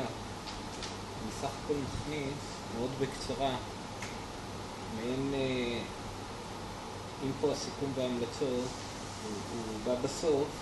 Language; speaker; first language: Hebrew; native; Hebrew